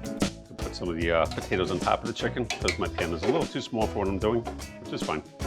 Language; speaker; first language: English; native; English